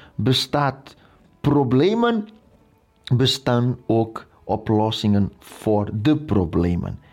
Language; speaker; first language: Dutch; non-native, fluent; Portuguese